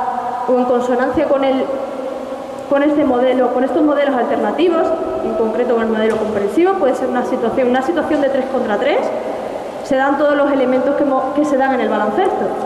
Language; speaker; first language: Spanish; native; Spanish